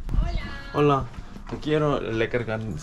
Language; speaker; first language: Spanish; non-native, learner; Korean